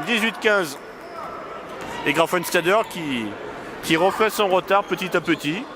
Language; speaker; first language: French; native; French